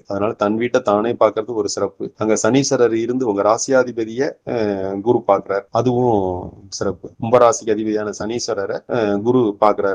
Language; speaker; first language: Tamil; native; Tamil